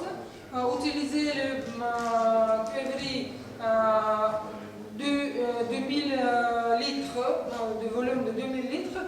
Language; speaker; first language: French; non-native, fluent; Georgian